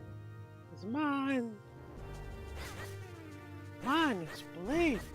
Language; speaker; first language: English; native; English